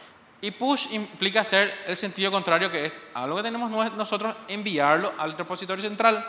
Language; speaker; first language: Spanish; native; Spanish